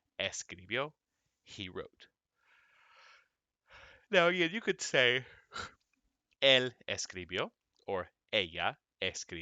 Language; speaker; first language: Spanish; non-native, fluent; English